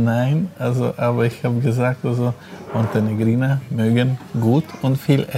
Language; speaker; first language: German; non-native, learner; Albanian